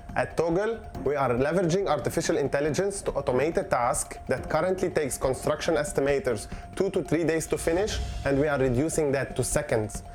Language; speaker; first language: English; non-native, fluent; Arabic